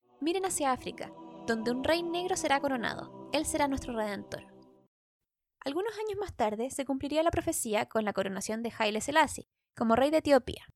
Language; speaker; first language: Spanish; native; Spanish